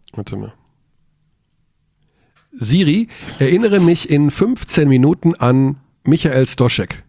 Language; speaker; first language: German; native; German